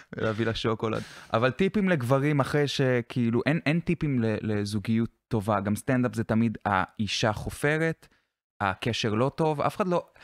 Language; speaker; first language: Hebrew; native; Hebrew